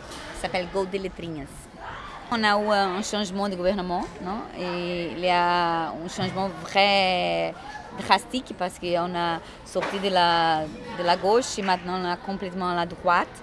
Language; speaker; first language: French; non-native, fluent; Portuguese